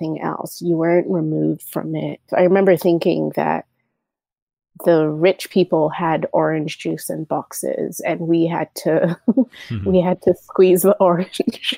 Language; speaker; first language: English; non-native, local second language; Yoruba